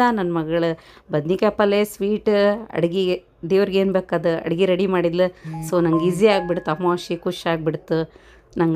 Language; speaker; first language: Kannada; native; Kannada